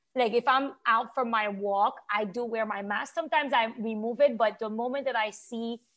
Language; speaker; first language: English; non-native, fluent; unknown